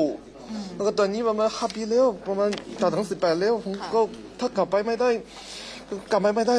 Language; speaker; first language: Thai; non-native, learner; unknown